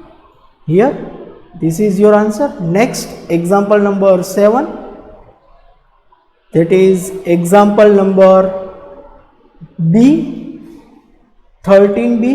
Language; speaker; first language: English; non-native, local second language; Gujarati